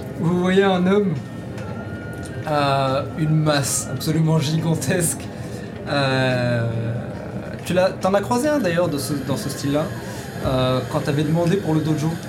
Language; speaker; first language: French; native; French